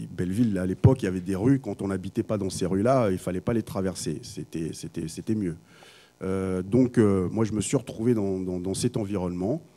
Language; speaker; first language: French; early bilingual, other home language; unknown